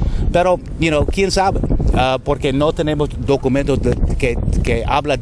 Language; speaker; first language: Spanish; non-native, fluent; English